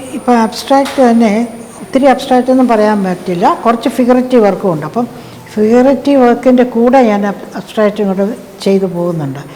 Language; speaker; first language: Malayalam; native; Malayalam